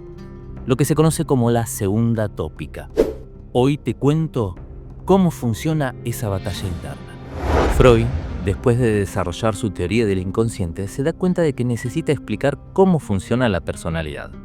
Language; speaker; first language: Spanish; native; Spanish